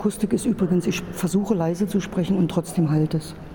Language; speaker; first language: German; native; German